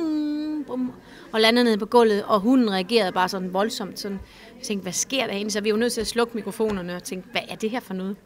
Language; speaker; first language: Danish; native; Danish